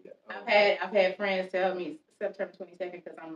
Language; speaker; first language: English; native; English